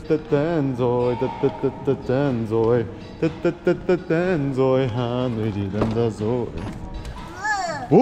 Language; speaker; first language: Korean; early bilingual, heritage; English